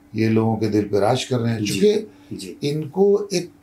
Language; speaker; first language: Hindi; native; Hindi